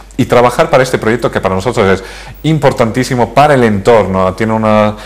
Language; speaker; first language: Spanish; early bilingual, heritage; Spanish